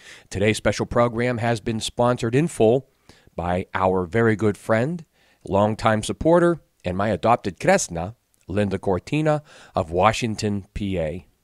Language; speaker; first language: English; native; English